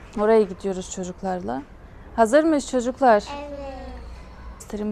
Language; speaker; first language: Turkish; non-native, fluent; Russian